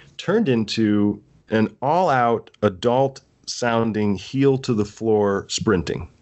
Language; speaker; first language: English; native; English